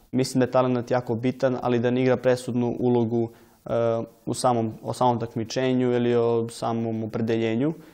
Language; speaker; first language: Serbian; native; Serbian